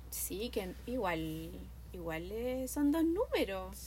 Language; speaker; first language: Spanish; native; Spanish